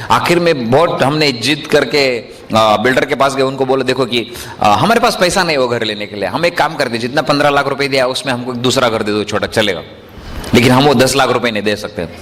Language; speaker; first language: Hindi; non-native, local second language; Marathi